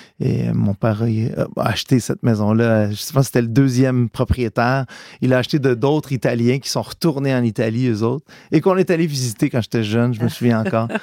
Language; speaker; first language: French; early bilingual, other home language; Italian